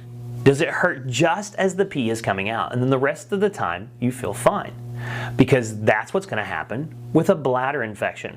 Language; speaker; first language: English; native; English